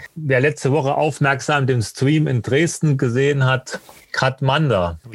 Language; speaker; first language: German; native; German